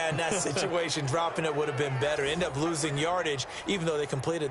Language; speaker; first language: English; native; English